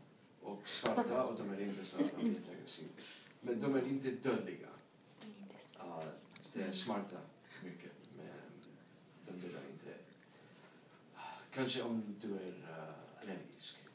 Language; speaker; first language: Swedish; non-native, learner; English